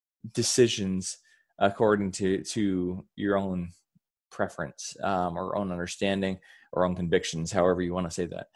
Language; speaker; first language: English; native; English